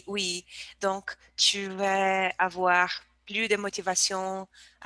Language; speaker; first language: French; non-native, learner; Portuguese